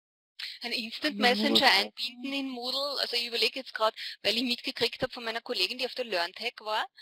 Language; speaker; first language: German; native; German